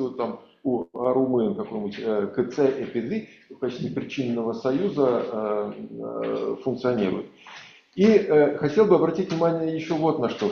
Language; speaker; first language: Russian; native; Russian